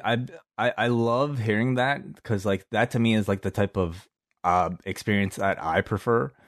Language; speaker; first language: English; non-native, local second language; Cantonese